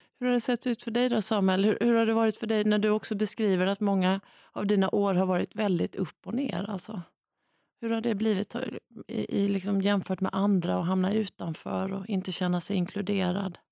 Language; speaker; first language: Swedish; native; Swedish